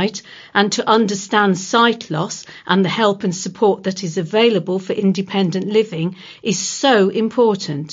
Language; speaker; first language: English; native; English